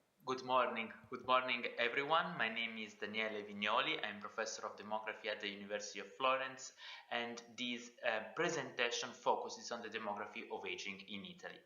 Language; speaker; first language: English; non-native, fluent; Italian